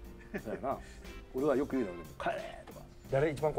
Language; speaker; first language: Japanese; native; Japanese